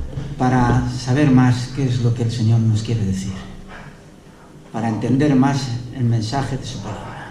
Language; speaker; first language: Spanish; native; Spanish